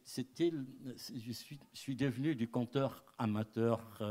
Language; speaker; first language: French; non-native, local second language; Arabic